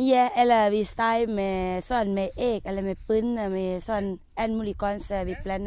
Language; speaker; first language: Danish; non-native, learner; Thai